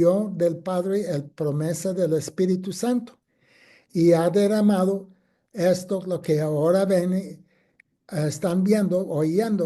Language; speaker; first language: Spanish; non-native, fluent; English